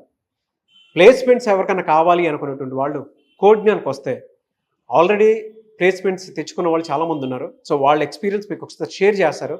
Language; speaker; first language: Telugu; native; Telugu